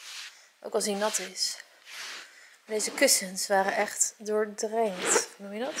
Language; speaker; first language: Dutch; native; Dutch